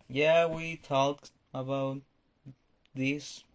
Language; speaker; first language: English; non-native, fluent; Spanish